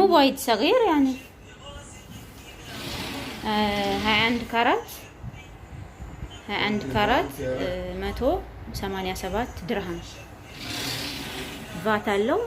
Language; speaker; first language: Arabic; non-native, learner; Amharic